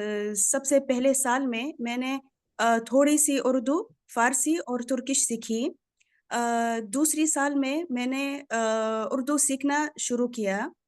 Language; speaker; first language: Hindi; non-native, fluent; Arabic